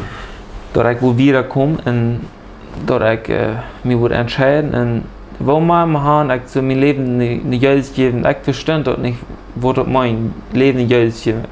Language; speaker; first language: German; early bilingual, heritage; Plautdietsch